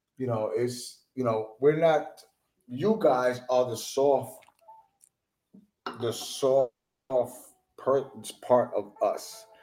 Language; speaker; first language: English; non-native, fluent; Spanish